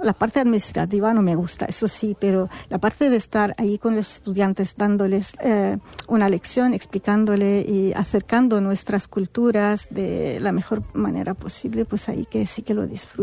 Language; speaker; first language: Spanish; non-native, fluent; Arabic